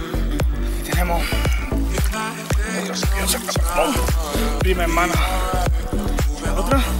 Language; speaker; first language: Spanish; native; Spanish